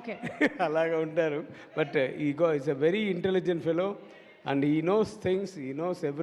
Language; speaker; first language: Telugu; non-native, learner; Tamil